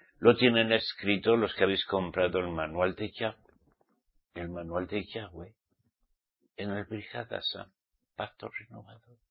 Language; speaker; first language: Spanish; native; Spanish